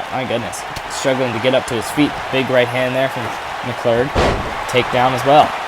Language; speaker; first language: English; native; English